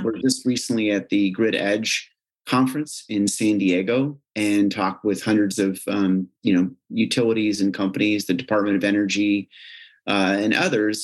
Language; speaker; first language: English; native; English